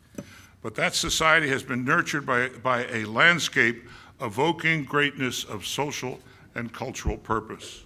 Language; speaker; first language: English; native; English